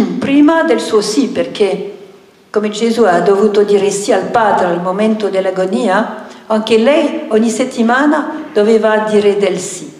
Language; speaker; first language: Italian; non-native, fluent; French